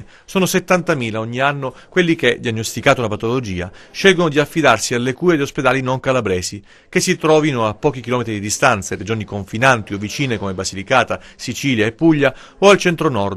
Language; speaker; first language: Italian; native; Italian